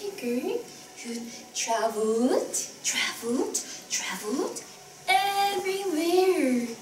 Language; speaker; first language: English; non-native, fluent; Korean